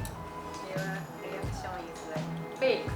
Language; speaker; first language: English; non-native, learner; Japanese